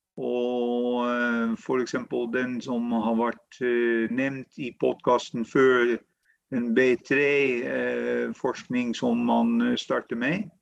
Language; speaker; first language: Norwegian; non-native, fluent; Dutch